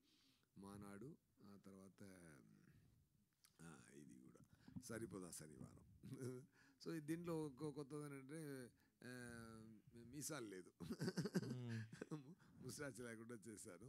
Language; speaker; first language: Telugu; non-native, learner; Tamil